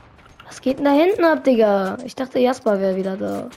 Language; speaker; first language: German; native; German